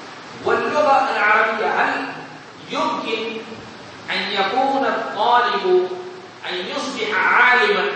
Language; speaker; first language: Arabic; non-native, fluent; Urdu